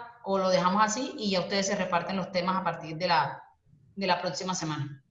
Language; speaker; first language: Spanish; native; Spanish